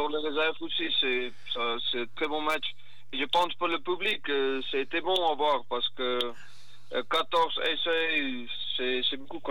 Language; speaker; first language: French; non-native, learner; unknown